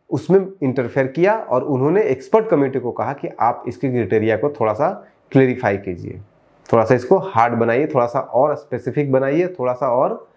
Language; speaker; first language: Hindi; native; Hindi